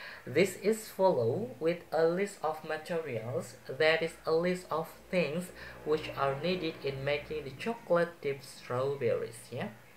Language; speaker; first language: English; non-native, fluent; Indonesian